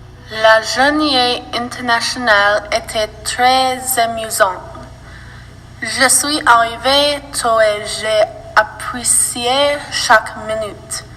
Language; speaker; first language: French; non-native, learner; English